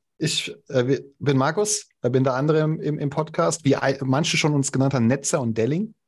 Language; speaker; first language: German; non-native, local second language; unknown